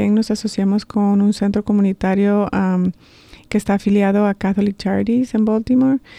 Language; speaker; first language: Spanish; native; Spanish